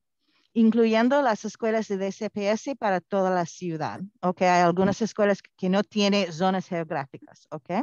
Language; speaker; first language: Spanish; non-native, fluent; English